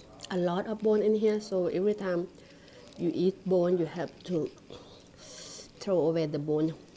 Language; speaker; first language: English; non-native, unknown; Thai